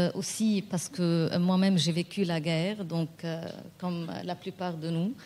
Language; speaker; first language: French; non-native, local second language; Arabic